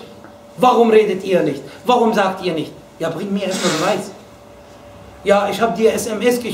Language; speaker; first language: German; non-native, fluent; Arabic